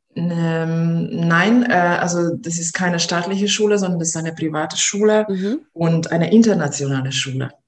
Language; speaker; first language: German; non-native, fluent; Hungarian